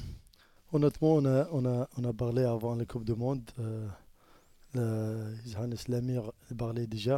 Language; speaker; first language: French; non-native, learner; Arabic